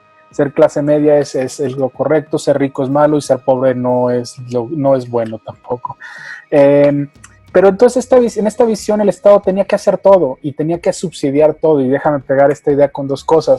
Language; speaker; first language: Spanish; native; Spanish